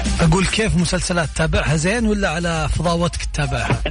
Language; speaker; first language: Arabic; native; Arabic